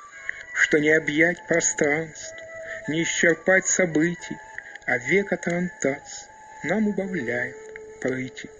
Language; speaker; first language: Russian; native; Russian